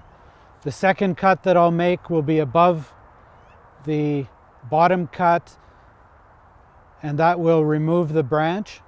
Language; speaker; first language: English; native; English